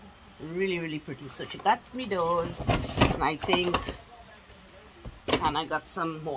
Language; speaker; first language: English; native; English